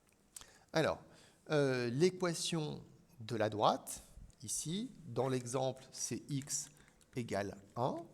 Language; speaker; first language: French; native; French